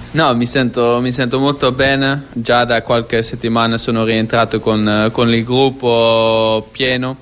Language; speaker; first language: Italian; non-native, fluent; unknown